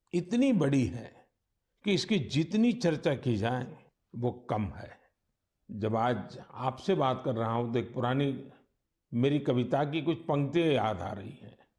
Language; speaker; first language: Hindi; non-native, local second language; Gujarati